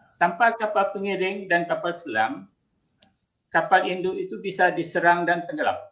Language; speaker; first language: Malay; native; Malay